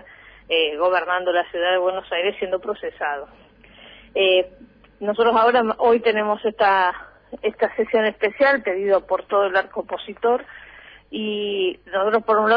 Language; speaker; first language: Spanish; native; Spanish